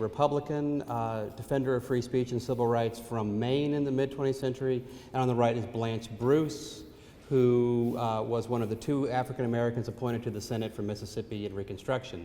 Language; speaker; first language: English; native; English